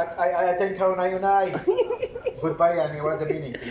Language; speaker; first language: English; non-native, learner; Arabic